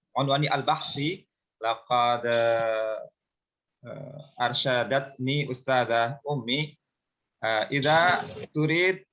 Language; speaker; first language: Arabic; non-native, learner; Indonesian